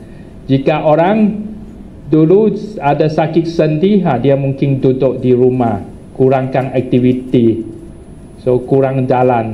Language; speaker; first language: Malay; non-native, local second language; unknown